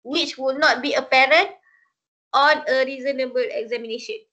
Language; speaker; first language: English; non-native, local second language; Malay